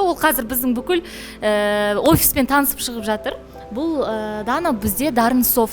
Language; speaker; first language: Kazakh; native; Kazakh